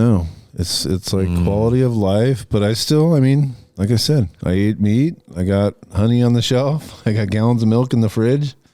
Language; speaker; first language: English; native; English